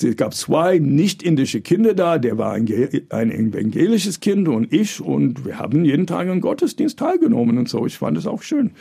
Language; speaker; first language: German; early bilingual, other home language; English